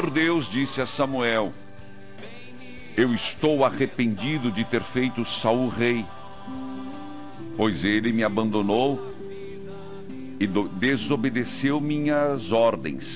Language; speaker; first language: Portuguese; native; Portuguese